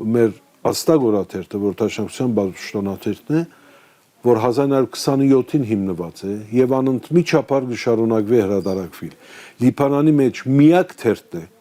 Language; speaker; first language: Armenian; early bilingual, heritage; Armenian